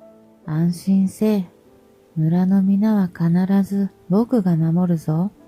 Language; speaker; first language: Japanese; native; Japanese